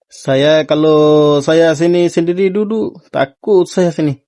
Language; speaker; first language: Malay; non-native, learner; Bangla